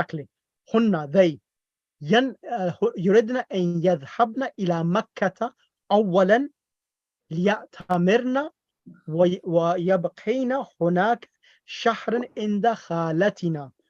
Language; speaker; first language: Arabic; non-native, fluent; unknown